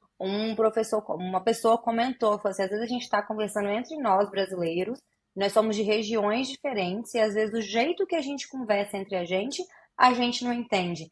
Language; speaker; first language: Portuguese; native; Portuguese